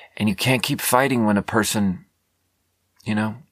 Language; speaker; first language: English; non-native, fluent; Swedish